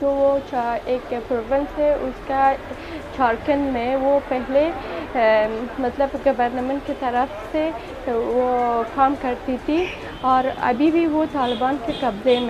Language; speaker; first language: Hindi; non-native, fluent; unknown